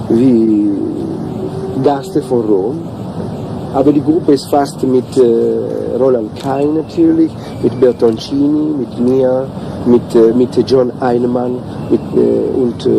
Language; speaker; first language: German; non-native, learner; Italian